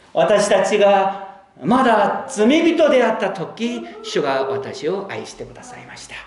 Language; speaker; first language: Japanese; non-native, fluent; Korean